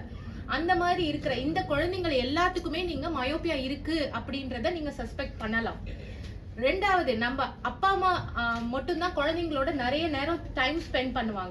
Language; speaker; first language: Tamil; native; Tamil